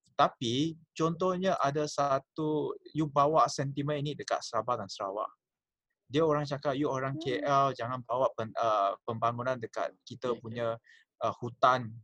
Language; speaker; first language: Malay; non-native, local second language; Chinese